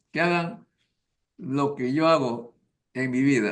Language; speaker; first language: Spanish; native; Spanish